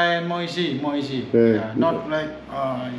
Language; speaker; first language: English; non-native, learner; Indonesian